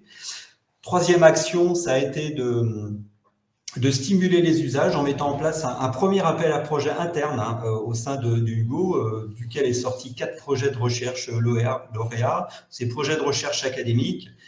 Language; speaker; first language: French; native; French